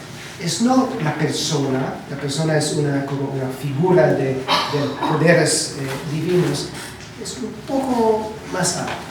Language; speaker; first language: Spanish; non-native, learner; Hebrew